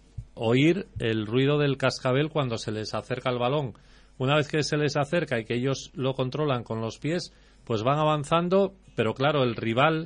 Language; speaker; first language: Spanish; native; Spanish